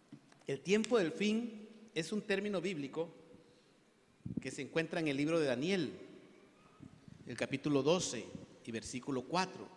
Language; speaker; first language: Spanish; native; Spanish